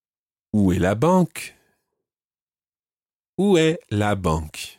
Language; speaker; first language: French; non-native, fluent; English